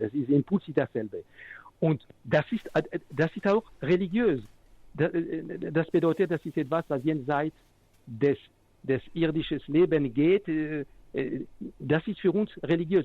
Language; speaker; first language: German; non-native, fluent; French